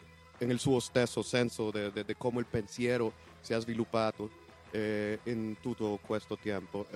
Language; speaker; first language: Italian; non-native, learner; Spanish